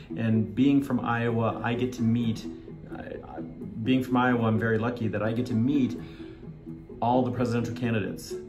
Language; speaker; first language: English; native; English